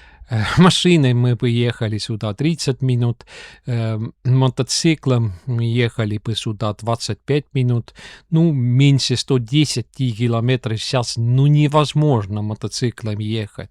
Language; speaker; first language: Russian; non-native, local second language; Estonian